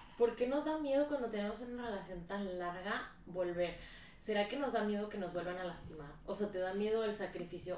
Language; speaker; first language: Spanish; early bilingual, heritage; Spanish